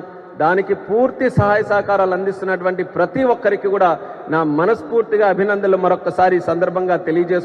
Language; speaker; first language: Telugu; native; Telugu